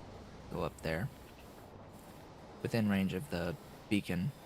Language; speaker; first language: English; native; English